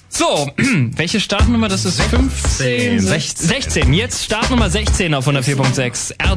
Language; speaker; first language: German; native; German